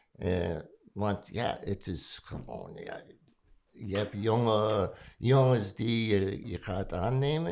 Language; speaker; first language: Dutch; non-native, learner; English